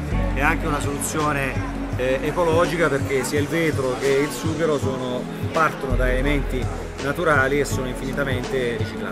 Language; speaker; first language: Italian; native; Italian